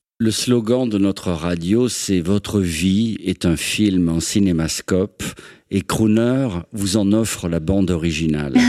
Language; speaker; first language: French; native; French